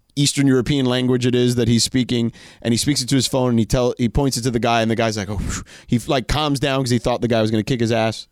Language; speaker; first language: English; native; English